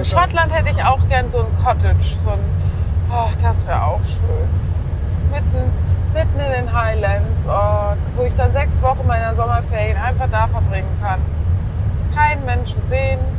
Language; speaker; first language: German; native; German